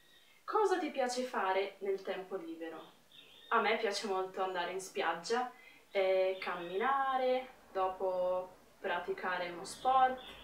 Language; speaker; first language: Italian; non-native, fluent; Portuguese